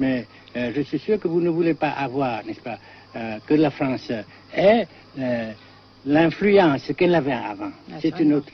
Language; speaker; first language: French; non-native, fluent; Vietnamese